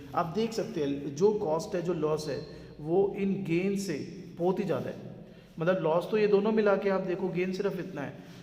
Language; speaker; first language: Hindi; native; Hindi